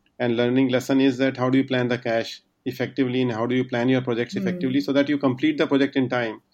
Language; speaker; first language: English; non-native, local second language; Hindi